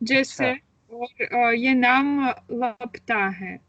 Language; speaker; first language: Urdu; non-native, learner; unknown